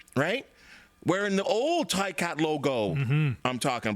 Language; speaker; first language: English; native; English